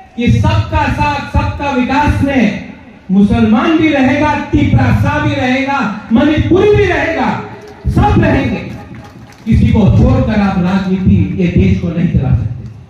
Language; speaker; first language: Hindi; non-native, local second language; Kok Borok